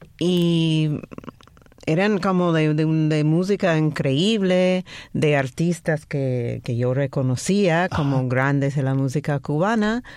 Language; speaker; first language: Spanish; non-native, fluent; English